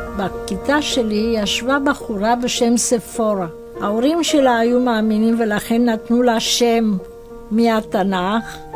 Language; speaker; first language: Hebrew; non-native, fluent; Romanian